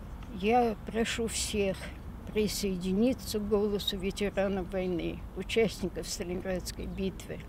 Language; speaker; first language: Russian; native; Russian